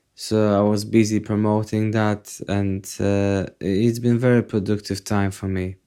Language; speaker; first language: English; non-native, fluent; Polish